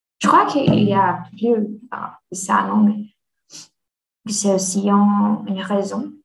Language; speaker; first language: French; non-native, learner; Portuguese